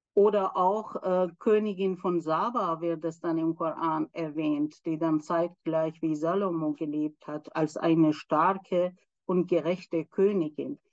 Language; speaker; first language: German; non-native, fluent; Persian